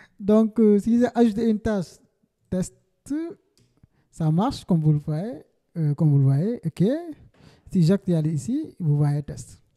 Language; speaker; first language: French; non-native, local second language; Wolof